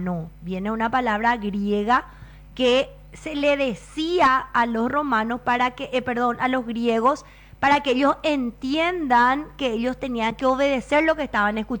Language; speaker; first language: Spanish; native; Spanish